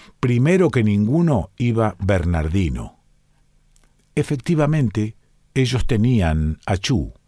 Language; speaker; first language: Spanish; native; Spanish